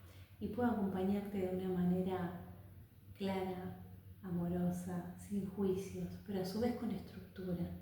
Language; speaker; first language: Spanish; native; Spanish